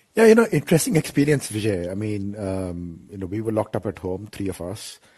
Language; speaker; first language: English; non-native, local second language; Hindi